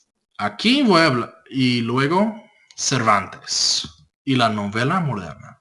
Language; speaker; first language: Spanish; non-native, learner; English